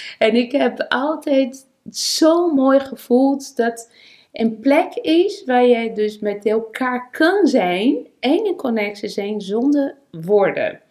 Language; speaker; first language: Dutch; non-native, fluent; Portuguese